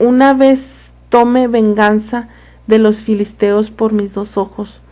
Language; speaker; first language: Spanish; native; Spanish